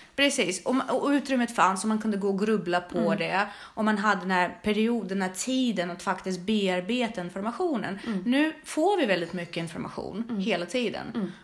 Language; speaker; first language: Swedish; early bilingual, other home language; Russian